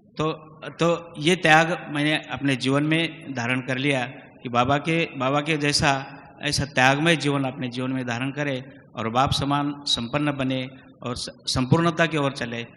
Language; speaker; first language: Hindi; non-native, local second language; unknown